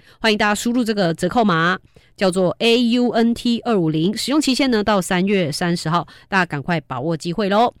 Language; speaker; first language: Chinese; native; Chinese